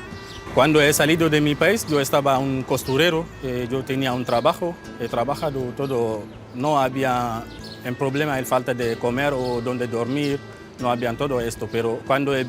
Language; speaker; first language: Spanish; non-native, learner; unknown